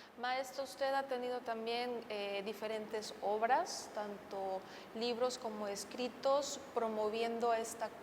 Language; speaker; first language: Spanish; native; Spanish